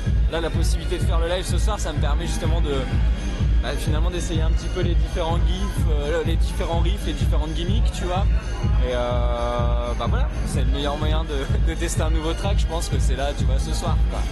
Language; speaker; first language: French; native; French